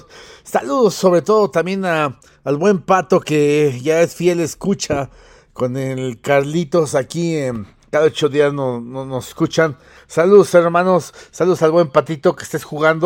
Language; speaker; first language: Spanish; native; Spanish